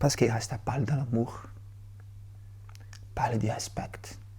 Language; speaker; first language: French; non-native, learner; Portuguese